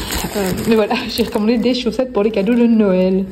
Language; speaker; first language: French; native; French